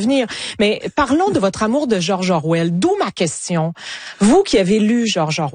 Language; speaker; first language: French; native; French